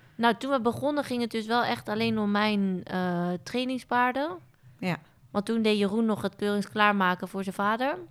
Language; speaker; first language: Dutch; native; Dutch